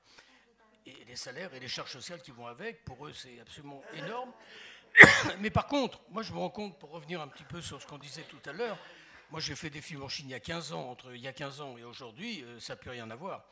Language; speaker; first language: French; native; French